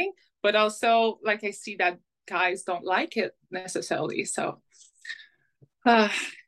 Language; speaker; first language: English; non-native, fluent; French